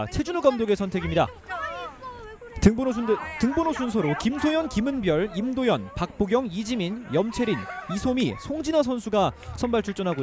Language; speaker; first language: Korean; native; Korean